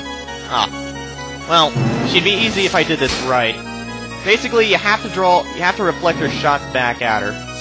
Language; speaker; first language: English; native; English